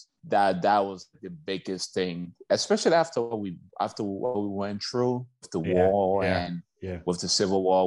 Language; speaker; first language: English; native; English